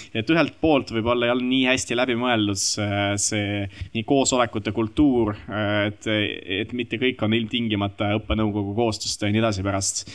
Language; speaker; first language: Estonian; non-native, local second language; Russian